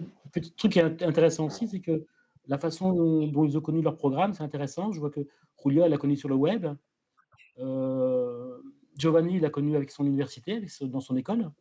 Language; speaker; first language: French; native; French